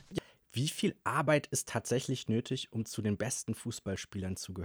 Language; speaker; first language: German; native; German